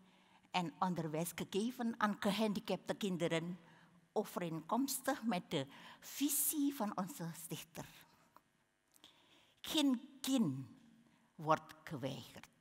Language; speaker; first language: Dutch; non-native, learner; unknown